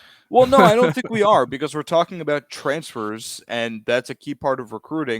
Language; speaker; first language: English; native; English